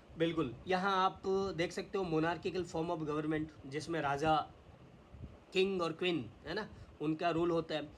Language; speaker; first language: Hindi; native; Hindi